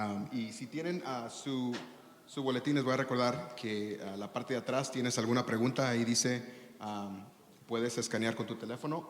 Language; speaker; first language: Spanish; early bilingual, heritage; Spanish